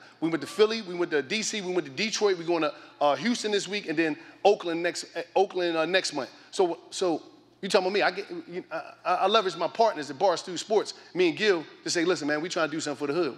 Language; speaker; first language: English; native; English